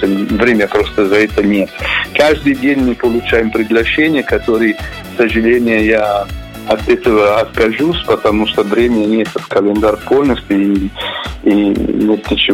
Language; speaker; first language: Russian; non-native, learner; Italian